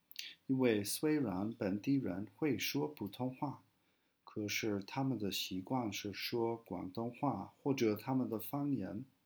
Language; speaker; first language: Chinese; non-native, fluent; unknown